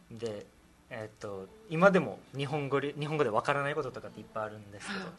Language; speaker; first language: Japanese; early bilingual, other home language; English